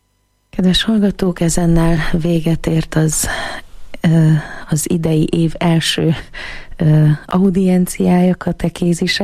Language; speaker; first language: Hungarian; native; Hungarian